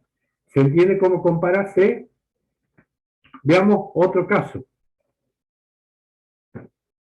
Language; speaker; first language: Spanish; native; Spanish